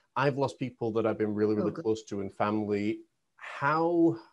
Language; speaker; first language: English; native; English